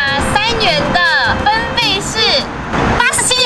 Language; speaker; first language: Chinese; native; Chinese